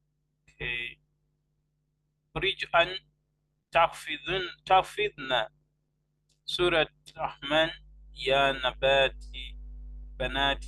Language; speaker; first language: Arabic; non-native, fluent; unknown